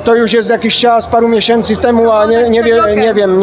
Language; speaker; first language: Polish; non-native, learner; Czech